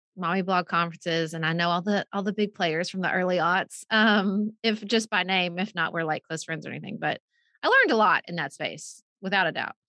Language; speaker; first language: English; native; English